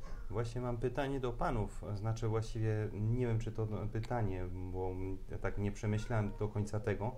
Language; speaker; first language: Polish; non-native, fluent; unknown